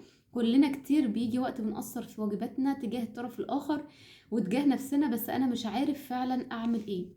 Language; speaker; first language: Arabic; native; Arabic